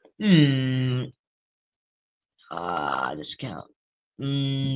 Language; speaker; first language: English; non-native, learner; Chinese